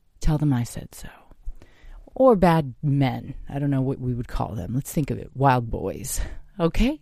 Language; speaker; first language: English; native; English